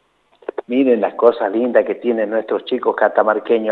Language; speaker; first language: Spanish; native; Spanish